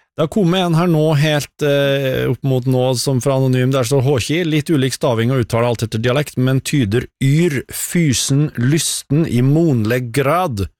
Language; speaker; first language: Norwegian; native; Norwegian